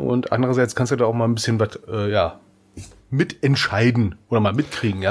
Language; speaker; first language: German; native; German